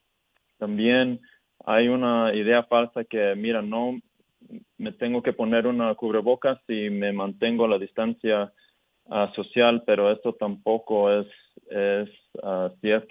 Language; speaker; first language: Spanish; early bilingual, heritage; Spanish